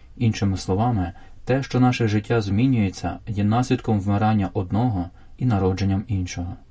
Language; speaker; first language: Ukrainian; native; Ukrainian